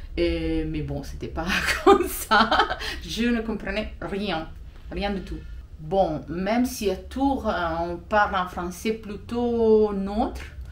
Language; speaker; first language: French; non-native, fluent; Italian